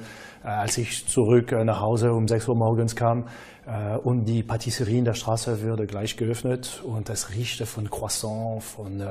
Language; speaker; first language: German; non-native, fluent; French